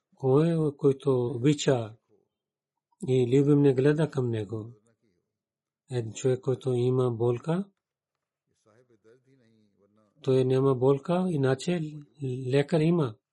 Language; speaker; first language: Bulgarian; non-native, learner; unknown